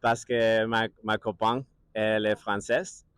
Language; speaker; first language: French; non-native, learner; Catalan